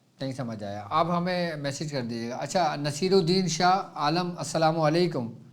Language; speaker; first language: Urdu; native; Urdu